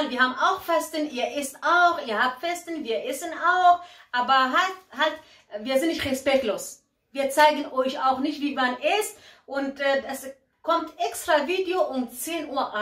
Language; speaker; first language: German; non-native, learner; Kurdish